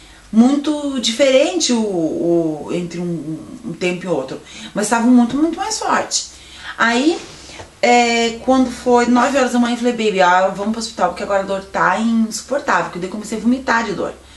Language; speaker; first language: Portuguese; native; Portuguese